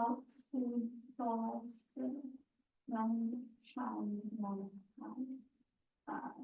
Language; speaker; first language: Chinese; non-native, learner; English